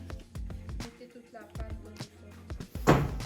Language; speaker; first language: French; non-native, fluent; English